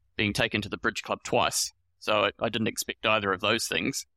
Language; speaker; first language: English; native; English